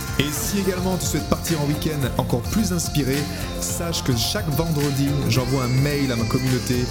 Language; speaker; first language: French; native; French